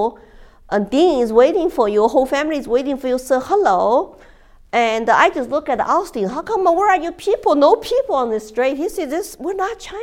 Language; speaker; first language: English; non-native, fluent; Chinese